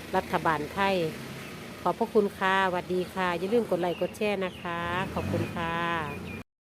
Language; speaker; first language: Thai; native; Thai